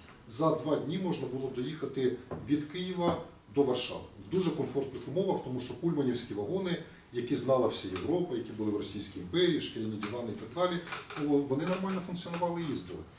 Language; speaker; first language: Ukrainian; native; Ukrainian